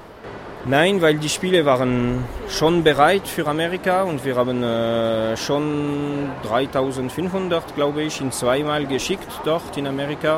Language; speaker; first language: German; non-native, fluent; French